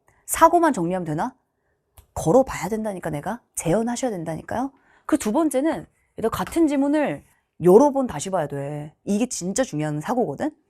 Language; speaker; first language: Korean; native; Korean